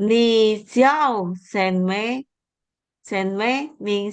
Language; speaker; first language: Chinese; non-native, learner; Indonesian